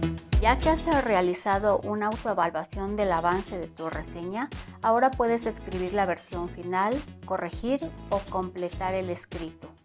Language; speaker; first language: Spanish; native; Spanish